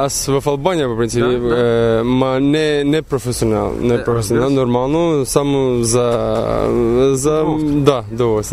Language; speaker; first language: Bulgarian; non-native, learner; Albanian